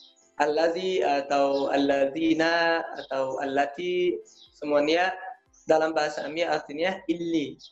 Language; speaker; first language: Indonesian; non-native, learner; Arabic